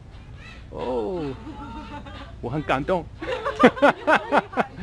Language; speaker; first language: Chinese; native; Chinese